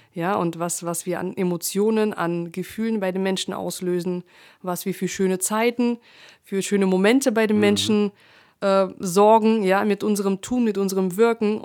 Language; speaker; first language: German; early bilingual, other home language; Russian